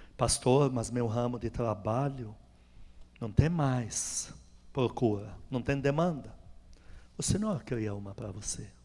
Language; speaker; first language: Portuguese; non-native, fluent; Arabic